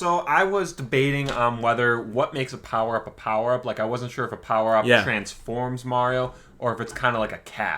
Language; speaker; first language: English; native; English